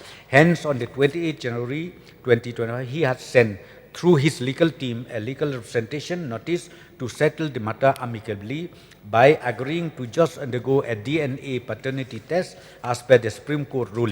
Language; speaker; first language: English; non-native, local second language; Khasi